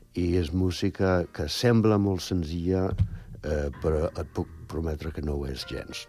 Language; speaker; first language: Catalan; non-native, fluent; English